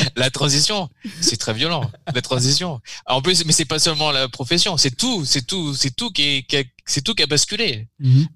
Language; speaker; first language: French; native; French